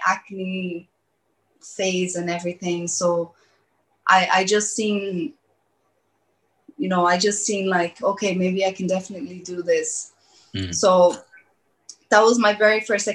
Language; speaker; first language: English; early bilingual, other home language; Portuguese